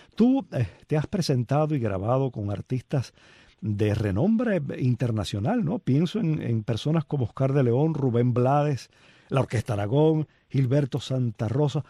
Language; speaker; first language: Spanish; native; Spanish